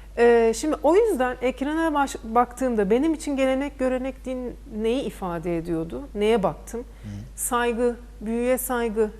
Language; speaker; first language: Turkish; native; Turkish